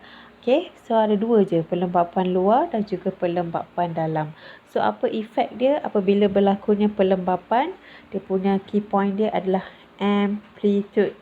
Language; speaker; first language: Malay; native; Malay